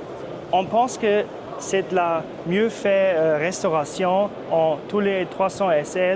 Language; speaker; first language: French; non-native, fluent; German